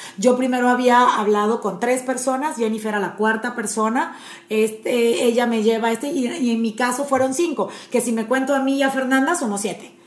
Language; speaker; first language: Spanish; native; Spanish